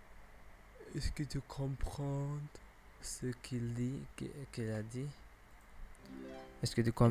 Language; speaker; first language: French; non-native, learner; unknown